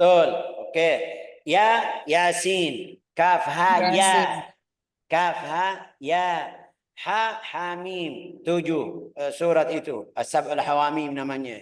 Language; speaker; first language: Indonesian; non-native, fluent; Arabic